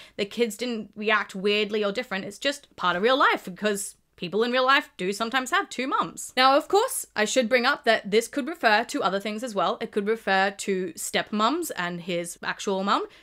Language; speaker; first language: English; native; English